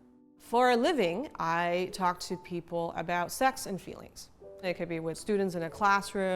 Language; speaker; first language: English; early bilingual, other home language; Cantonese